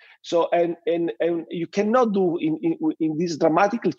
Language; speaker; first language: English; non-native, fluent; Italian